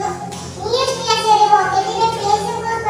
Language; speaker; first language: Russian; non-native, local second language; Yakut